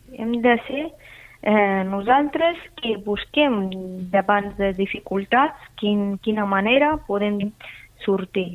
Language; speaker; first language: Catalan; non-native, fluent; Persian